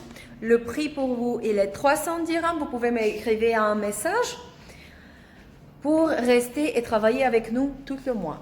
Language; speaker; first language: French; non-native, learner; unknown